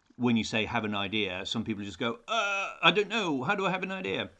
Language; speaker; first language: English; native; English